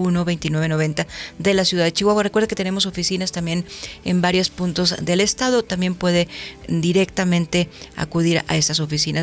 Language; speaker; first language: Spanish; native; Spanish